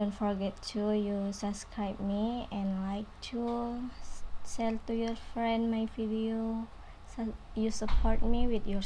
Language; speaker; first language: English; non-native, learner; Indonesian